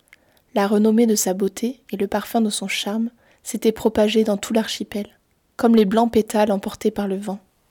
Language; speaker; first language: French; native; French